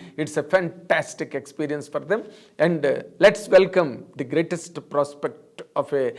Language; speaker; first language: English; non-native, local second language; Telugu